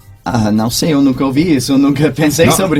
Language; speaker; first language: Portuguese; non-native, fluent; English